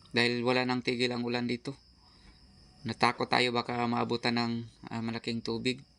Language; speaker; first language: Filipino; non-native, local second language; Cebuano